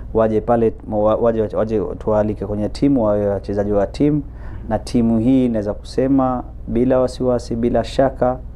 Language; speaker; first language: Swahili; native; Swahili